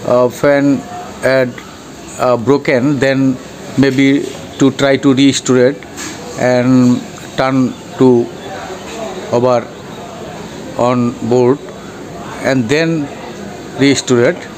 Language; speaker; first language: English; non-native, learner; Bangla